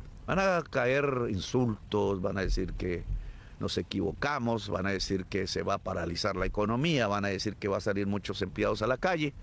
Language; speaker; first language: Spanish; native; Spanish